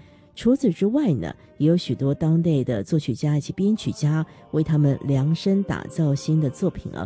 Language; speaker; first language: Chinese; native; Chinese